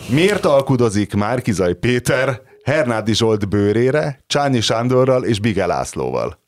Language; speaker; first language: Hungarian; native; Hungarian